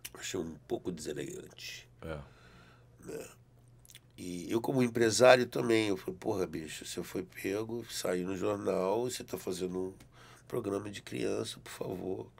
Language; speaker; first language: Portuguese; early bilingual, heritage; Portuguese